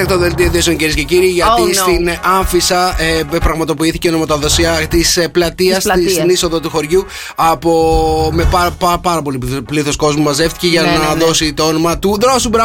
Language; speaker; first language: Greek; native; Greek